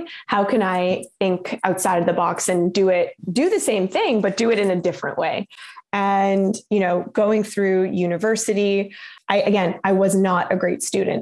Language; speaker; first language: English; native; English